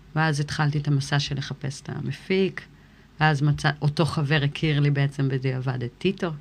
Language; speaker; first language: Hebrew; early bilingual, other home language; English